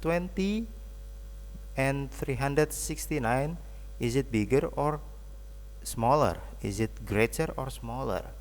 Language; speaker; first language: English; non-native, learner; Indonesian